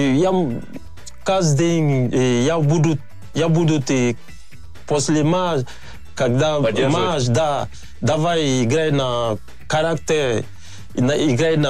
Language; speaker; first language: Russian; non-native, learner; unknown